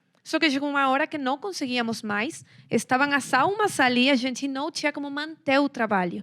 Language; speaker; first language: Portuguese; non-native, fluent; Spanish